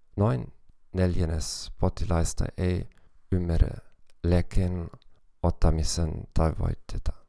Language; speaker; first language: Finnish; non-native, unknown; German